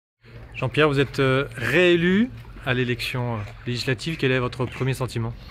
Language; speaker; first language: French; native; French